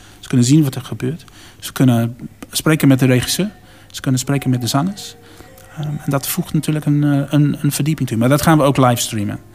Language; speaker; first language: Dutch; non-native, fluent; English